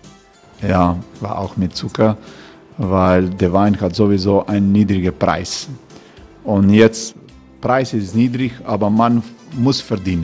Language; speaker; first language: German; non-native, learner; Croatian